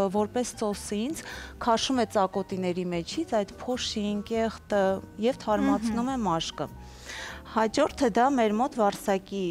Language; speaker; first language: Armenian; native; Armenian